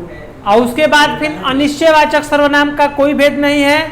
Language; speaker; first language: Hindi; non-native, local second language; Bhojpuri